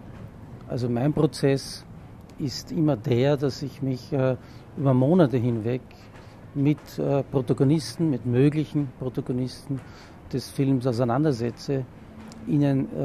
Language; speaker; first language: German; native; German